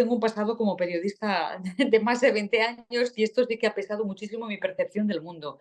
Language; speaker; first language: Spanish; native; Spanish